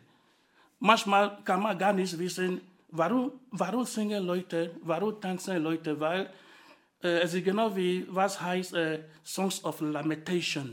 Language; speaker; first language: German; non-native, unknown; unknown